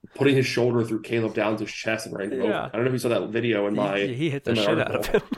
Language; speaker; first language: English; native; English